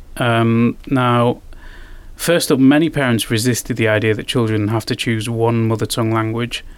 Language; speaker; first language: English; native; English